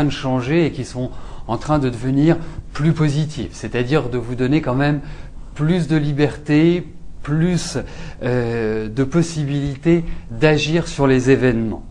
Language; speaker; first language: French; native; French